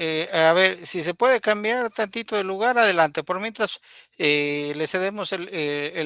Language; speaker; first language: Spanish; native; Spanish